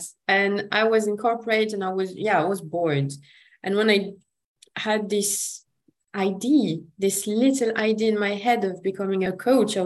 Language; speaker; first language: English; non-native, fluent; French